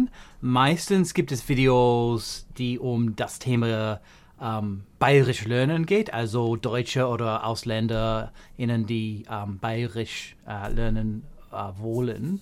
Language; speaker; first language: German; non-native, fluent; English